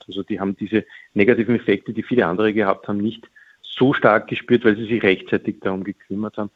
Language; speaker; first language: German; native; German